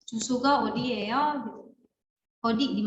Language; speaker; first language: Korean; non-native, fluent; Indonesian